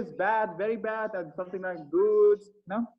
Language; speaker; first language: English; non-native, fluent; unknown